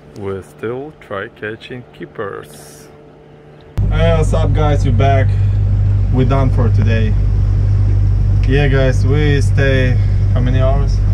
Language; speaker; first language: English; non-native, learner; Ukrainian